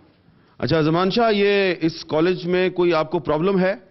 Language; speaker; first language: Urdu; native; Urdu